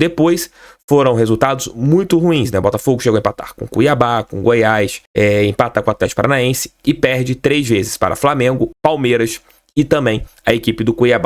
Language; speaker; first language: Portuguese; native; Portuguese